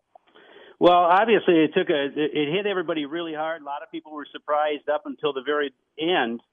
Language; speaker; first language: English; native; English